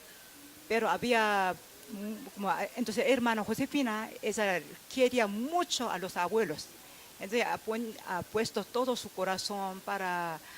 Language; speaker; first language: Spanish; non-native, fluent; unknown